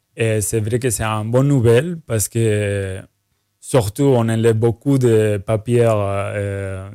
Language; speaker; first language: French; non-native, fluent; Spanish